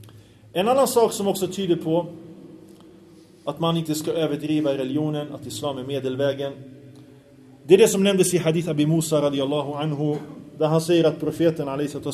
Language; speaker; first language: Swedish; early bilingual, other home language; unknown